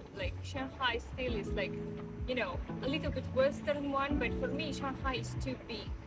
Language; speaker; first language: English; non-native, fluent; Russian